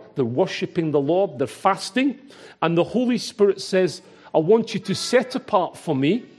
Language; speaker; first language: English; native; English